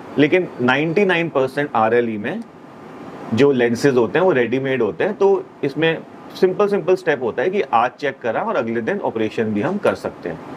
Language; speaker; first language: Hindi; native; Hindi